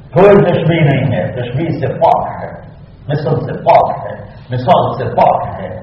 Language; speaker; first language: Urdu; non-native, local second language; Punjabi